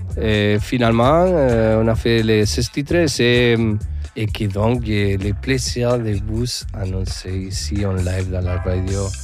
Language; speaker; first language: French; non-native, fluent; Spanish